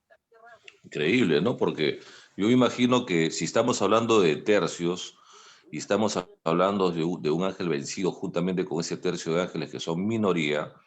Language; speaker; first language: Spanish; native; Spanish